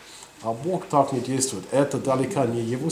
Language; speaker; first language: Russian; non-native, fluent; English